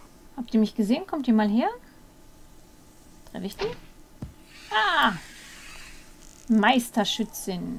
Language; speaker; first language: German; native; German